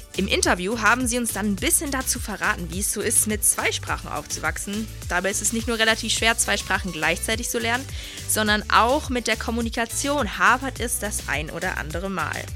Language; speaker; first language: German; native; German